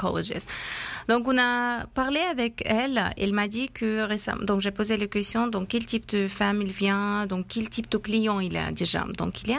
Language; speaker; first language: French; non-native, fluent; Persian